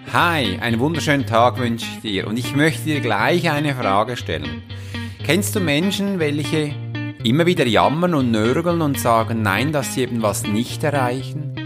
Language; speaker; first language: German; native; German